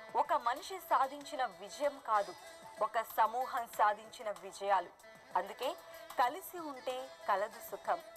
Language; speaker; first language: Telugu; early bilingual, heritage; Telugu